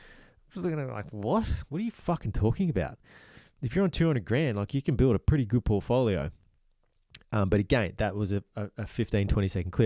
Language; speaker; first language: English; native; English